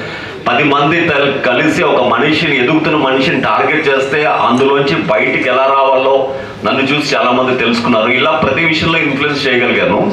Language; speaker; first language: Telugu; native; Telugu